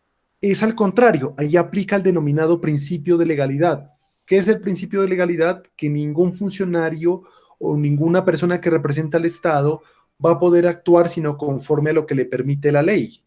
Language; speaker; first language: Spanish; native; Spanish